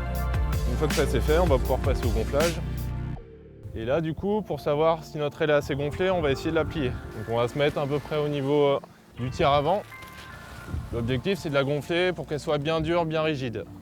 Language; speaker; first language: French; native; French